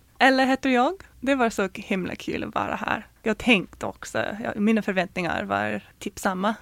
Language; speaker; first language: Swedish; non-native, fluent; English